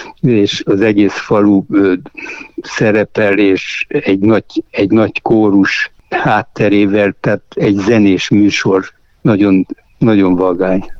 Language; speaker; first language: Hungarian; native; Hungarian